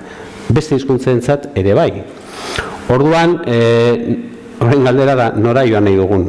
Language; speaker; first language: Basque; native; Basque